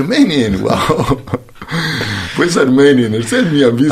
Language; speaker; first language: German; non-native, fluent; Spanish